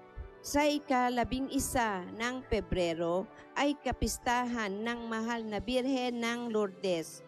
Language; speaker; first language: Filipino; native; Filipino